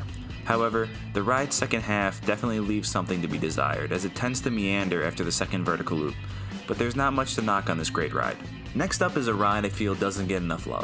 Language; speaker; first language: English; native; English